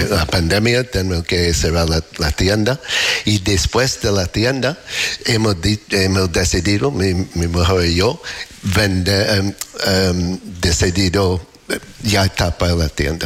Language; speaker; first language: Spanish; non-native, learner; English